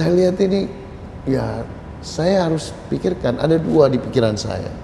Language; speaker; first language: Indonesian; native; Indonesian